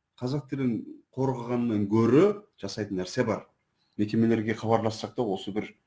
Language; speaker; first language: Kazakh; non-native, fluent; Turkish